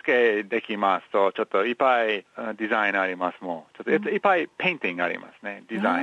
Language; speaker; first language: Japanese; non-native, learner; English